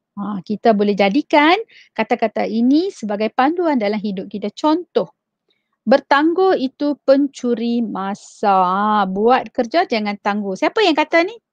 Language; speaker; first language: Malay; non-native, local second language; Tamil